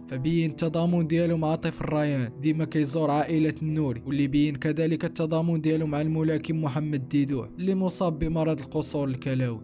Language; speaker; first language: Arabic; native; Arabic